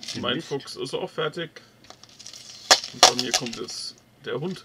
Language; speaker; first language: German; native; German